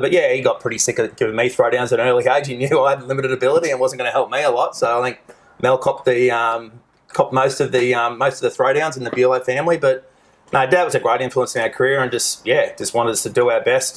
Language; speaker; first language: English; native; English